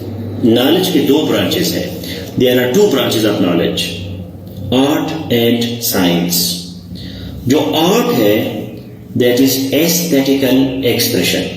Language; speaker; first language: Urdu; non-native, local second language; Pashto